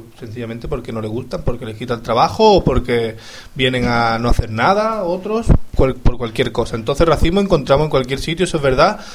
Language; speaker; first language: Spanish; native; Spanish